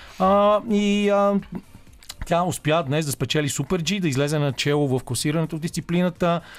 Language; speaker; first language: Bulgarian; native; Bulgarian